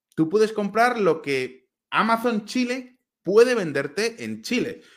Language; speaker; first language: Spanish; native; Spanish